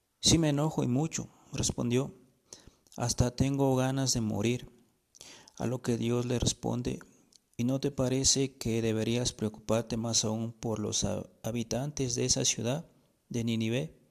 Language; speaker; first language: Spanish; native; Spanish